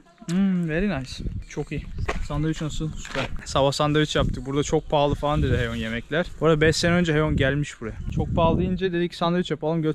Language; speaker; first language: Turkish; native; Turkish